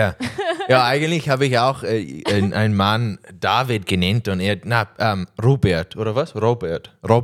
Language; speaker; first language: German; non-native, learner; English